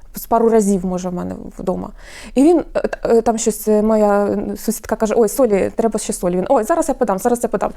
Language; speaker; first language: Ukrainian; non-native, local second language; Russian